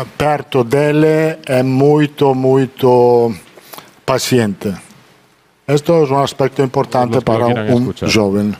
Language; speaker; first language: Portuguese; non-native, learner; Italian